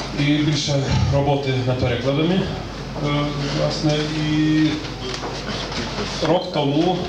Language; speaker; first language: Ukrainian; non-native, learner; Lithuanian